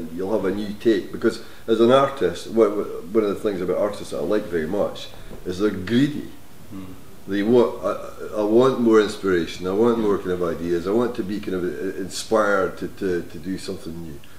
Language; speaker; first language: English; native; English